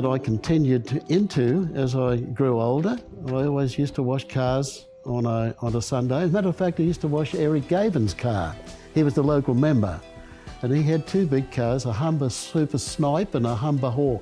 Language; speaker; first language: English; native; English